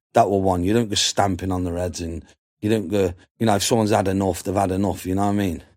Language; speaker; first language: English; native; English